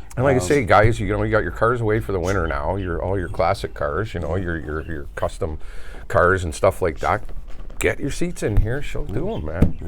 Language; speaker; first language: English; native; English